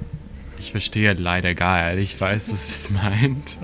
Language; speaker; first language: German; non-native, learner; English